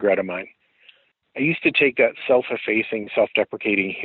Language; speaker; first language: English; native; English